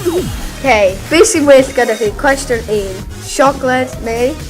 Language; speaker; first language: Welsh; non-native, local second language; English